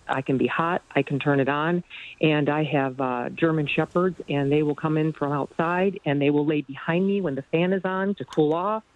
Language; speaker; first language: English; native; English